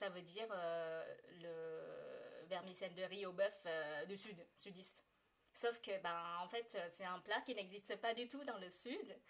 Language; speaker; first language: French; non-native, fluent; Vietnamese